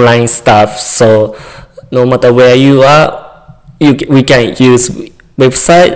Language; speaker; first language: English; non-native, learner; Japanese